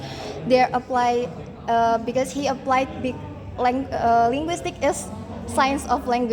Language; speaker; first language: English; non-native, learner; Indonesian